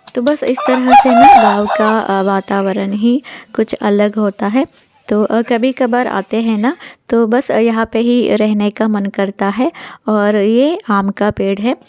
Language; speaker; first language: Hindi; non-native, local second language; Telugu